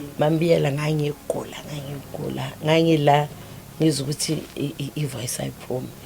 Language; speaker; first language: Zulu; native; Zulu